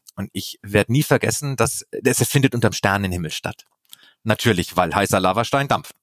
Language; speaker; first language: German; native; German